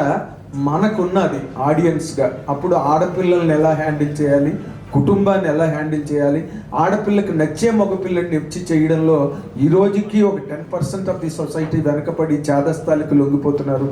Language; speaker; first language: Telugu; native; Telugu